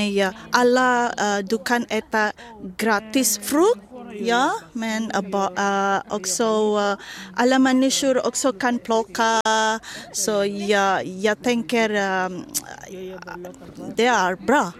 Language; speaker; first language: Swedish; non-native, learner; Indonesian